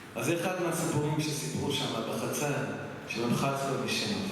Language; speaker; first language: Hebrew; early bilingual, other home language; English